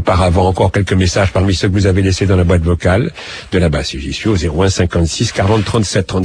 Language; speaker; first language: French; native; French